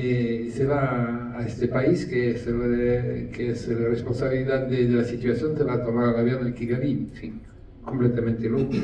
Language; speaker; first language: Spanish; non-native, learner; French